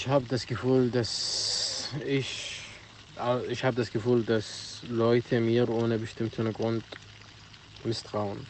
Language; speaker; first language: German; non-native, fluent; Arabic